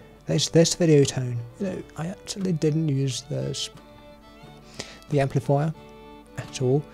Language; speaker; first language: English; non-native, fluent; Russian